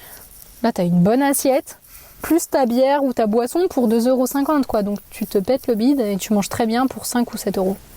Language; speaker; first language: French; native; French